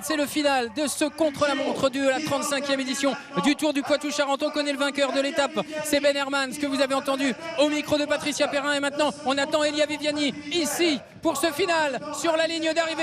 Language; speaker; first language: French; native; French